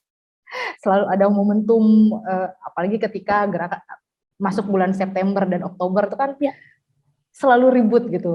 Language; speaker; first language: Indonesian; native; Indonesian